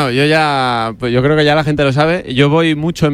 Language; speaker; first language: Spanish; native; Spanish